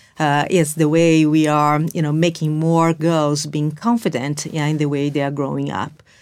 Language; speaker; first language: English; non-native, fluent; Portuguese